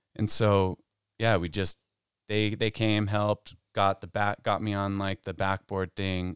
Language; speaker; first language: English; native; English